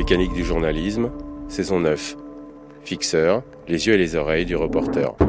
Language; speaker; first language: French; native; French